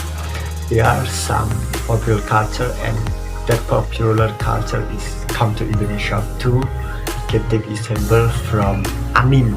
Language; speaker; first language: English; non-native, learner; Indonesian